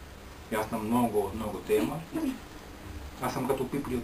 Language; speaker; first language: Bulgarian; non-native, learner; Finnish